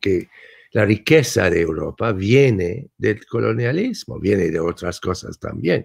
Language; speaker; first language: Spanish; non-native, fluent; English